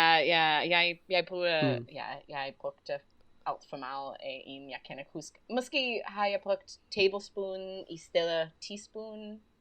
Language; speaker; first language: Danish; non-native, learner; English